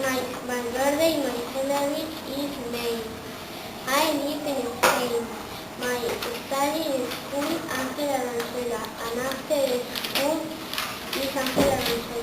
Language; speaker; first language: English; non-native, learner; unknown